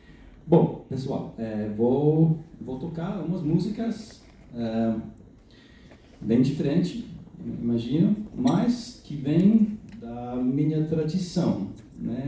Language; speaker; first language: Portuguese; non-native, fluent; English